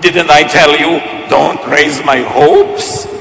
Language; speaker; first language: English; non-native, local second language; Filipino